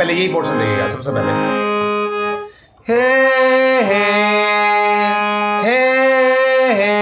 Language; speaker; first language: Hindi; native; Hindi